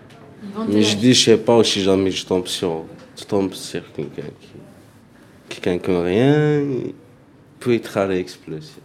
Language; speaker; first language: French; non-native, local second language; Arabic